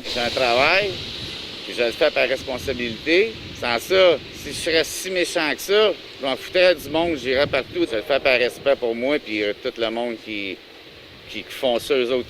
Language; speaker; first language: French; native; French